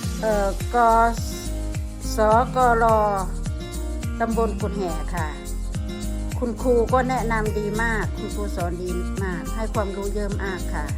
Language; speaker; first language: Thai; native; Thai